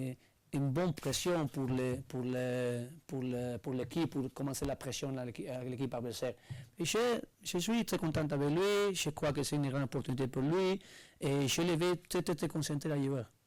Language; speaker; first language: French; non-native, learner; Spanish